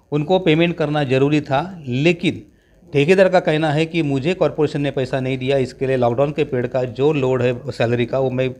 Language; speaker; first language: Hindi; non-native, local second language; Marathi